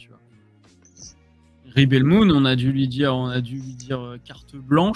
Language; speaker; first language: French; native; French